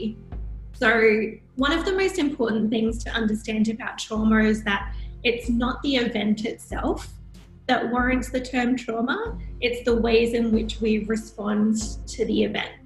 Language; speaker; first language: English; native; English